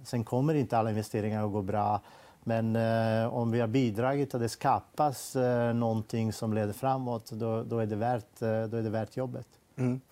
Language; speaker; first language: Swedish; non-native, fluent; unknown